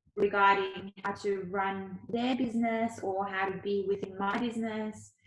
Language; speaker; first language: English; early bilingual, other home language; Ukrainian